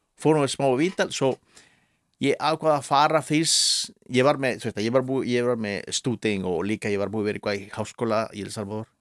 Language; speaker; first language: Icelandic; non-native, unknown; Spanish